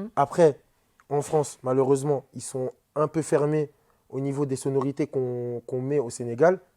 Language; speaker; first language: French; early bilingual, other home language; Wolof